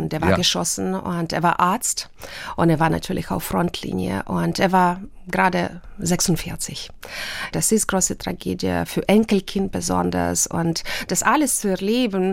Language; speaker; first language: German; non-native, fluent; Ukrainian